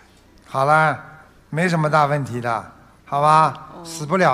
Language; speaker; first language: Chinese; non-native, local second language; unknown